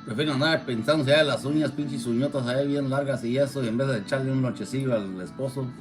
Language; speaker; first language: Spanish; early bilingual, heritage; Spanish